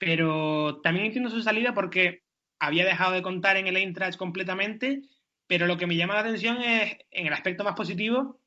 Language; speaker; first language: Spanish; native; Spanish